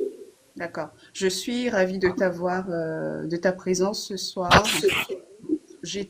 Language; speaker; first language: French; native; French